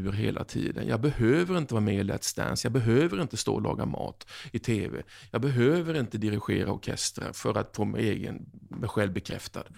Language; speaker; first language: Swedish; native; Swedish